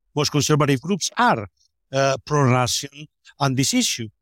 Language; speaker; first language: English; non-native, fluent; Spanish